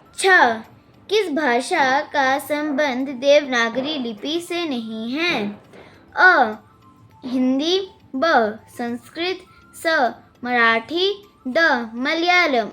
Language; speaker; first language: Hindi; non-native, local second language; Telugu